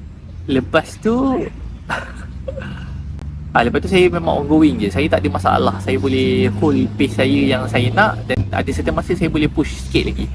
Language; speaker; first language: Malay; native; Malay